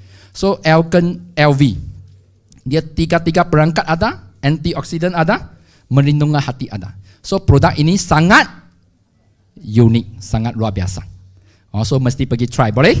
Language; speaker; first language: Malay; non-native, local second language; Chinese